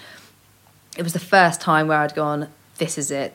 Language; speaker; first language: English; native; English